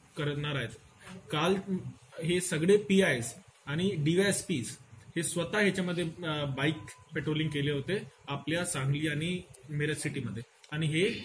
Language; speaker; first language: Marathi; non-native, local second language; Hindi